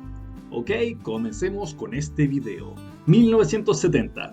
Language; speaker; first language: Spanish; native; Spanish